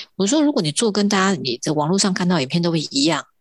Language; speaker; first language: Chinese; non-native, local second language; Hakka Chinese